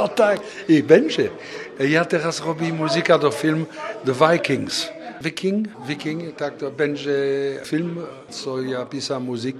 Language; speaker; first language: Polish; non-native, learner; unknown